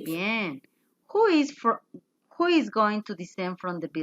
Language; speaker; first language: English; non-native, fluent; Spanish